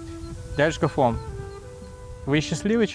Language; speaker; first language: Russian; native; Russian